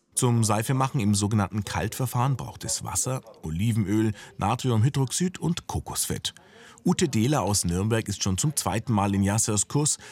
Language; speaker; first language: German; native; German